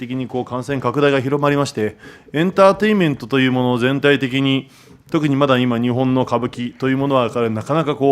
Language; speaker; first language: Japanese; native; Japanese